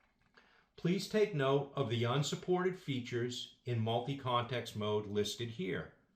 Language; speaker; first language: English; native; English